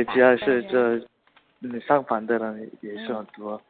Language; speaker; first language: Chinese; non-native, learner; Korean